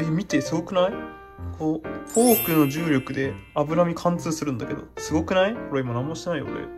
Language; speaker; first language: Japanese; native; Japanese